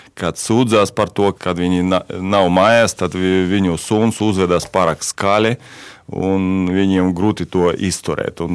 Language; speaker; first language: Latvian; non-native, local second language; Russian